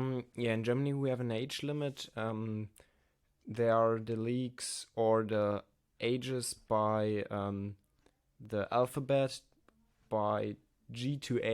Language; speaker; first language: English; non-native, learner; German